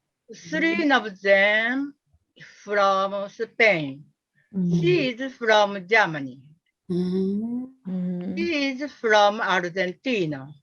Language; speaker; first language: English; non-native, learner; Japanese